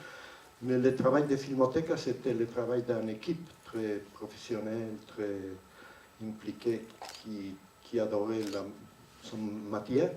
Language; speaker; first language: French; non-native, fluent; Spanish